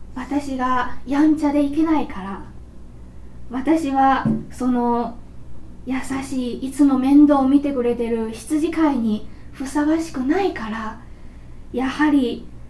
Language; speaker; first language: Japanese; non-native, fluent; Chinese